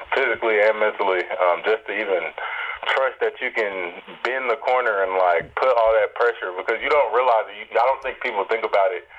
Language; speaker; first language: English; native; English